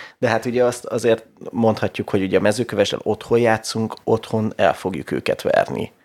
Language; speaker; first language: Hungarian; native; Hungarian